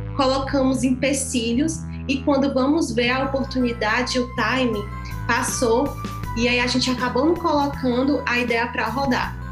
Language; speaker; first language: Portuguese; native; Portuguese